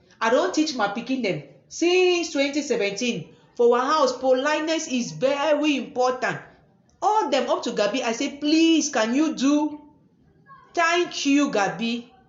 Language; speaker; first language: Nigerian Pidgin; native; Nigerian Pidgin